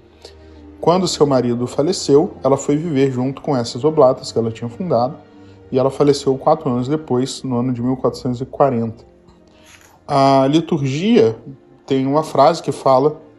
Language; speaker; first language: Portuguese; native; Portuguese